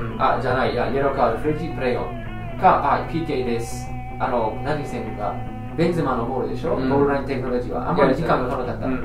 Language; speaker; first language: Japanese; non-native, fluent; English